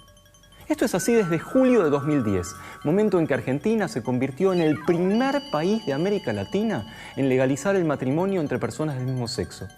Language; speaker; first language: Spanish; native; Spanish